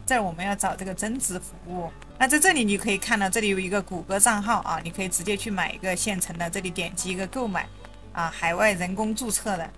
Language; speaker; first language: Chinese; native; Chinese